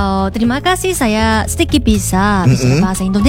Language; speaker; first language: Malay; non-native, learner; Korean